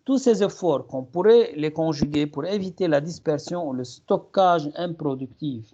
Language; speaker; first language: French; non-native, local second language; Arabic